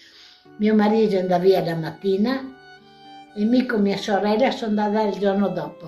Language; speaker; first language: Italian; non-native, local second language; Venetian